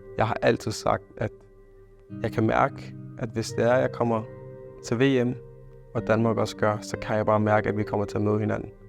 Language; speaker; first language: Danish; early bilingual, other home language; Arabic